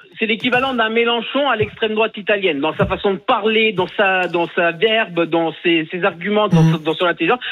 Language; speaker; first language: French; early bilingual, other home language; Italian